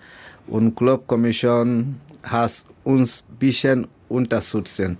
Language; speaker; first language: German; non-native, learner; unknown